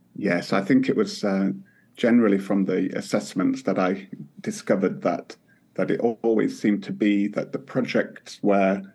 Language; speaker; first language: English; native; English